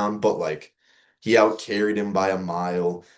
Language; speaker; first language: English; native; English